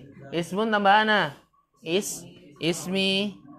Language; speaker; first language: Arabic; non-native, fluent; Indonesian